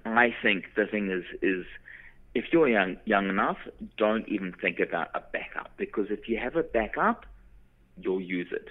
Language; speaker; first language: English; native; English